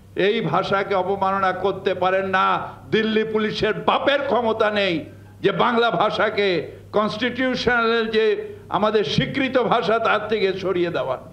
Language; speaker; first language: Bangla; native; Bangla